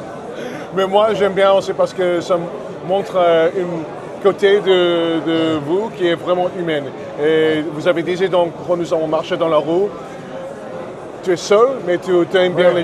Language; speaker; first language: French; non-native, learner; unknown